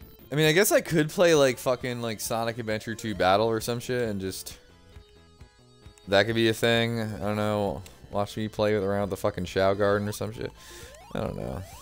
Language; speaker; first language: English; native; English